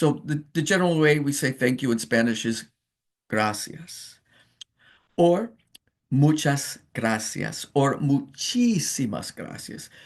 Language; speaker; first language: Spanish; non-native, fluent; English